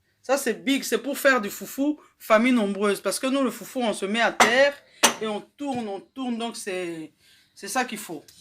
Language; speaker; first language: French; non-native, local second language; Lingala